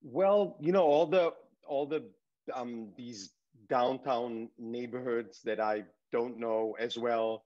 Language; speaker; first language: English; early bilingual, other home language; Hebrew